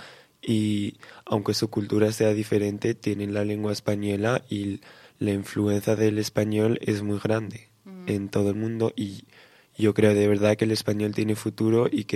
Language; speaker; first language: Spanish; early bilingual, heritage; Spanish